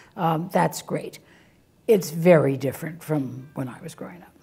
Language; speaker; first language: English; native; English